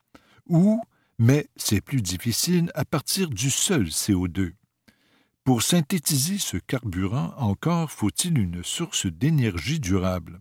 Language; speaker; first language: French; native; French